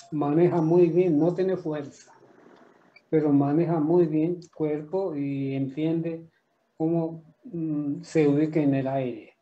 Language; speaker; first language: Spanish; non-native, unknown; Japanese